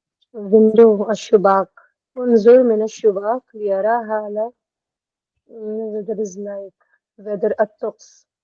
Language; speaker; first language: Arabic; non-native, learner; Hindi